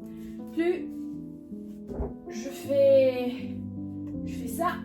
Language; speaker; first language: French; non-native, learner; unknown